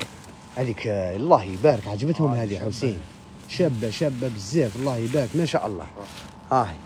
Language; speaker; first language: Arabic; native; Arabic